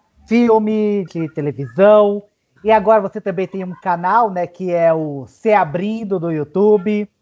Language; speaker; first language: Portuguese; native; Portuguese